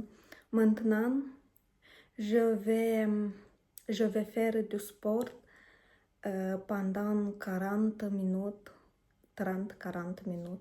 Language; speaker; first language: French; non-native, learner; Romanian